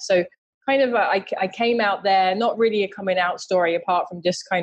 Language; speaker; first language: English; native; English